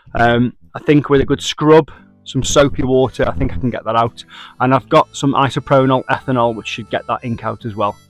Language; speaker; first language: English; native; English